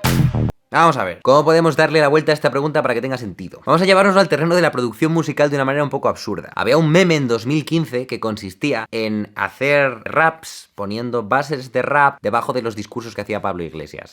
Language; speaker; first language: Spanish; native; Spanish